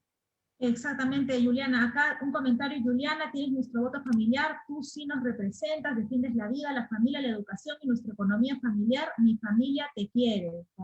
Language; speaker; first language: Spanish; native; Spanish